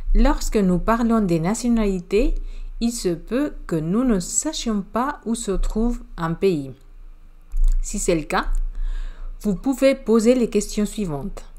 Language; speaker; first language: French; non-native, fluent; Spanish